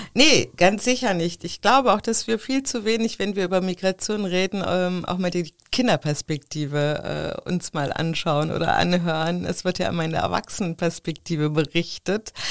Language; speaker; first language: German; early bilingual, other home language; Turkish